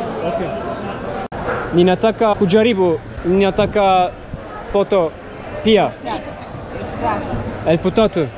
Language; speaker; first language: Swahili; non-native, learner; Turkish